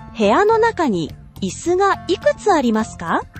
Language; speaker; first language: Japanese; non-native, learner; Filipino